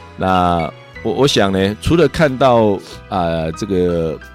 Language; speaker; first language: Chinese; non-native, fluent; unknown